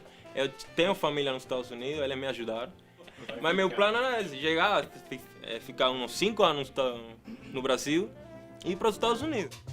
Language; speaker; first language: Portuguese; non-native, fluent; Spanish